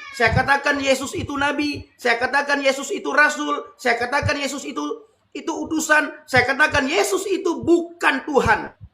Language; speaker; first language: Indonesian; non-native, local second language; Achinese